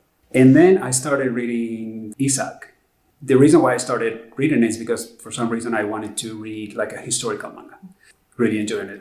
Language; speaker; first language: English; non-native, fluent; Spanish